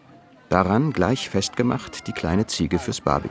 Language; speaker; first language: German; native; German